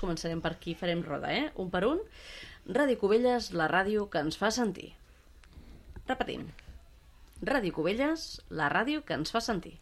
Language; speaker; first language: Catalan; native; Catalan